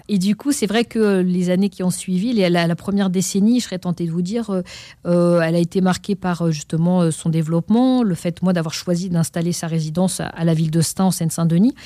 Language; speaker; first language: French; native; French